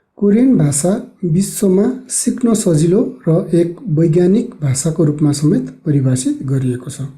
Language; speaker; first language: Nepali; native; Nepali